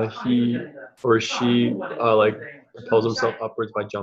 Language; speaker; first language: English; native; English